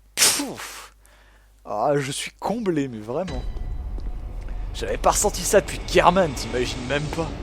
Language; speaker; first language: French; native; French